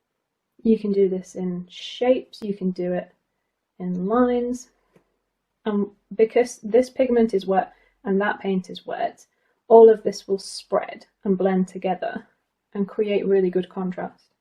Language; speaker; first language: English; native; English